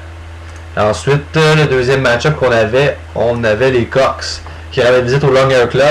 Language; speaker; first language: French; native; French